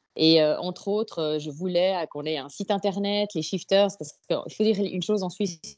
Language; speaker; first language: French; native; French